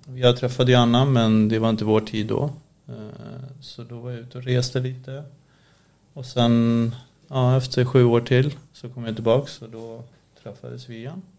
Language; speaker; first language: Swedish; native; Swedish